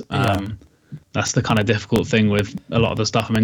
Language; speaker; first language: English; native; English